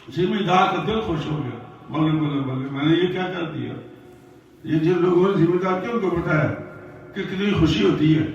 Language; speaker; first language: Urdu; non-native, local second language; Punjabi